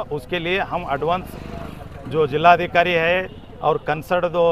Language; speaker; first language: Hindi; non-native, local second language; Urdu